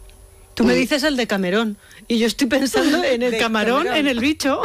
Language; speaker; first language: Spanish; native; Spanish